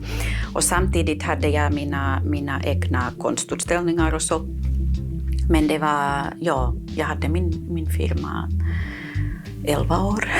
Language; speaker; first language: Swedish; non-native, fluent; Catalan